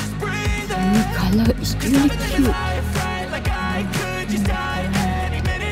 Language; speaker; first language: English; non-native, learner; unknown